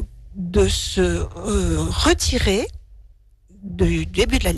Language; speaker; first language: French; native; French